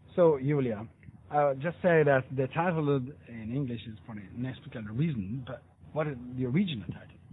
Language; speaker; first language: English; non-native, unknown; Italian